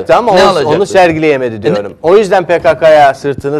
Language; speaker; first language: Turkish; native; Turkish